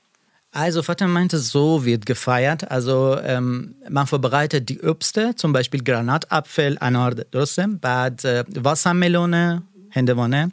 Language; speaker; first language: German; non-native, learner; Persian